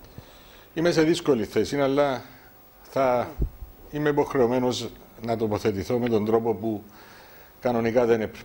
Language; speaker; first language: Greek; native; Greek